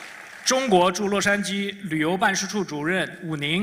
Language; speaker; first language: Chinese; native; Chinese